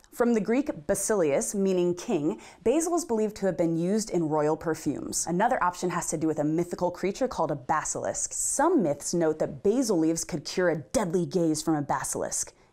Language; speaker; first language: English; native; English